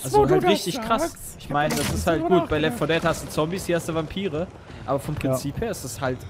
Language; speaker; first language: German; native; German